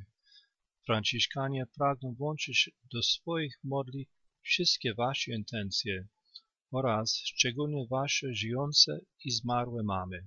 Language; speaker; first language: Polish; native; Polish